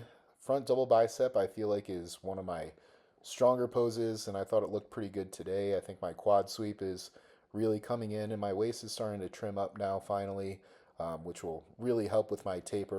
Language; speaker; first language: English; native; English